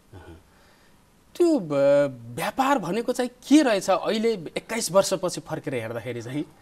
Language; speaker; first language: Nepali; native; Nepali